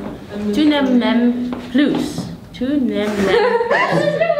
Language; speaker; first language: French; non-native, learner; English